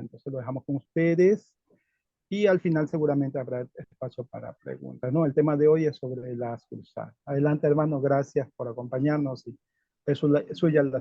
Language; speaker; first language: Spanish; native; Spanish